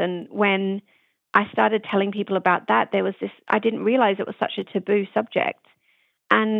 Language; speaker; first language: English; native; English